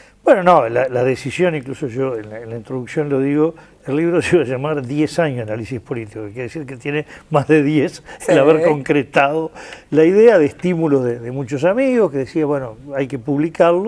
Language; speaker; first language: Spanish; native; Spanish